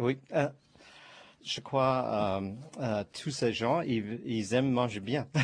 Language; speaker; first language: French; non-native, learner; Chinese